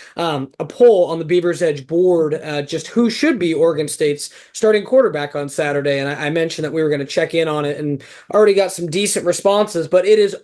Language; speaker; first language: English; native; English